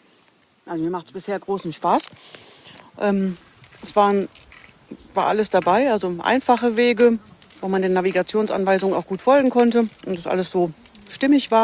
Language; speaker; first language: German; native; German